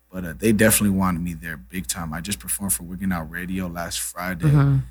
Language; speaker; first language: English; early bilingual, other home language; Portuguese